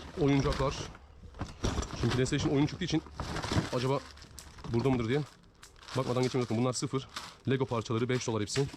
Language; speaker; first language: Turkish; native; Turkish